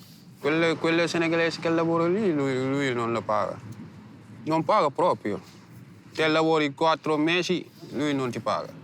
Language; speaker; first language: Italian; non-native, learner; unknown